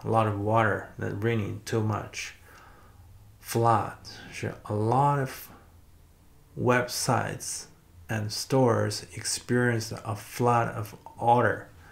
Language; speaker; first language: English; non-native, fluent; Chinese